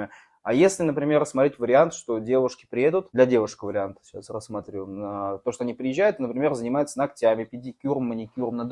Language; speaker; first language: Russian; native; Russian